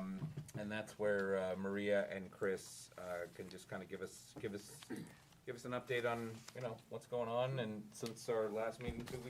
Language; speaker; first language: English; native; English